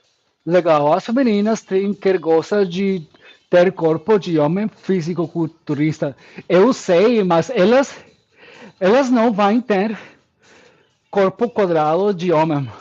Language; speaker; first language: Portuguese; non-native, learner; English